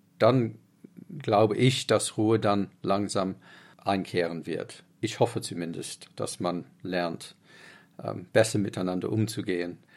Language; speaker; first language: German; non-native, fluent; English